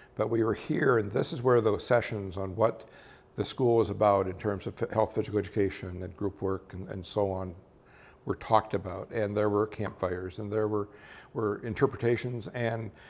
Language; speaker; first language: English; native; English